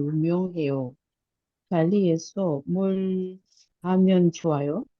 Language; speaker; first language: Korean; non-native, learner; Indonesian